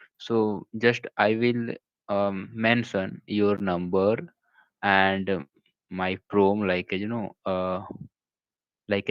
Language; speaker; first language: English; non-native, local second language; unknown